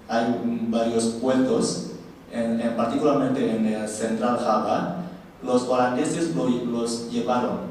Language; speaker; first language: Spanish; non-native, learner; Indonesian